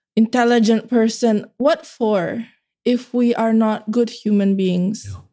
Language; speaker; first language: English; early bilingual, other home language; Indonesian